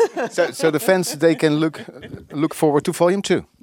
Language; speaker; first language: English; non-native, fluent; Dutch